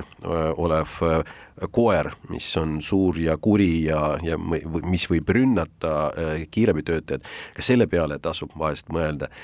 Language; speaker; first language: Estonian; non-native, local second language; Russian